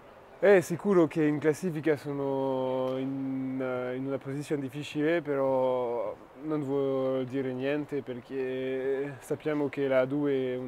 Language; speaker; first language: Italian; non-native, fluent; French